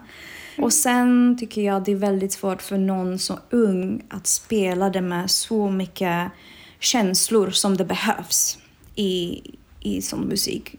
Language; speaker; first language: Swedish; non-native, fluent; Czech